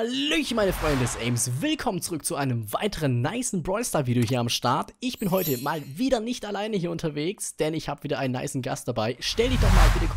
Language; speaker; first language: German; native; German